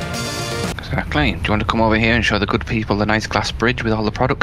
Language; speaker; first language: English; native; English